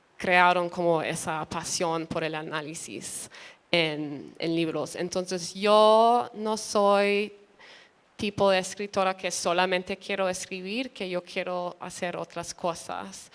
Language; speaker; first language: Spanish; early bilingual, other home language; English